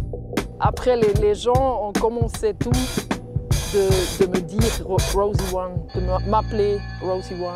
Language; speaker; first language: French; non-native, local second language; German